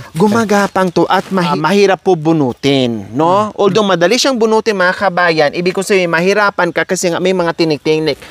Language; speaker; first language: Filipino; non-native, local second language; Cebuano